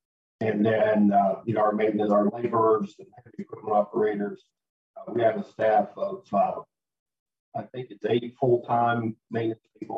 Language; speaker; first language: English; native; English